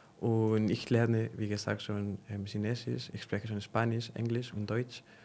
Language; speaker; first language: German; non-native, fluent; Spanish